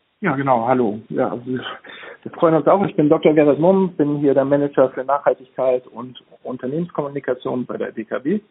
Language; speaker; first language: German; native; German